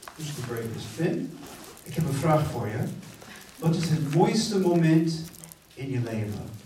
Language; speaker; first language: Dutch; non-native, fluent; English